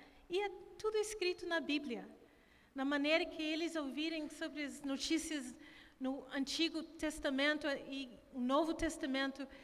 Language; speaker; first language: Portuguese; non-native, fluent; English